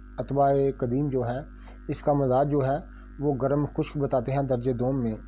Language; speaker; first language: Urdu; non-native, local second language; Punjabi